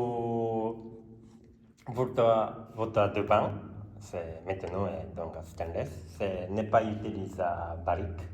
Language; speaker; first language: French; non-native, learner; Japanese